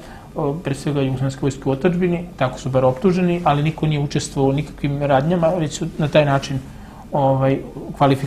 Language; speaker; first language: Serbian; native; Serbian